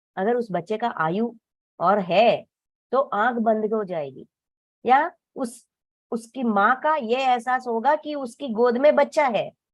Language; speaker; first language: Hindi; non-native, local second language; Telugu